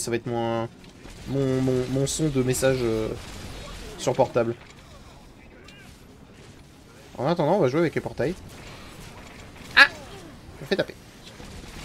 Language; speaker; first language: French; native; French